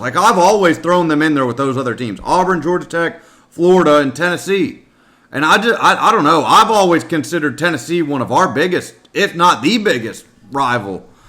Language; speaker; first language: English; native; English